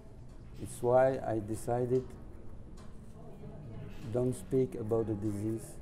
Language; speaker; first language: English; non-native, learner; French